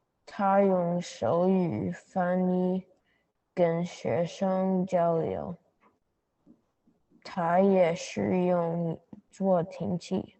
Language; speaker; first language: Chinese; non-native, learner; English